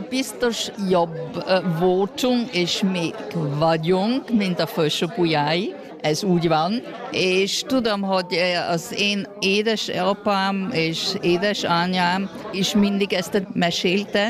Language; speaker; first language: Hungarian; early bilingual, heritage; Hungarian